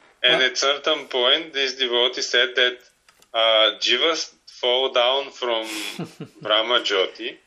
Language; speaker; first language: English; non-native, fluent; Bulgarian